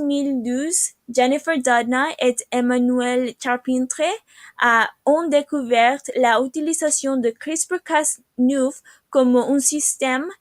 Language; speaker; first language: French; non-native, learner; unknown